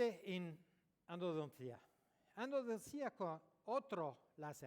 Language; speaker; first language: Spanish; non-native, learner; French